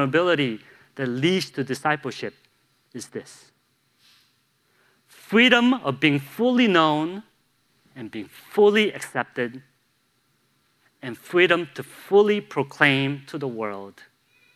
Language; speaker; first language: English; native; English